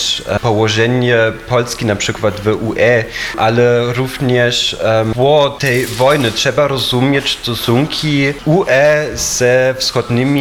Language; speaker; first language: Polish; non-native, fluent; German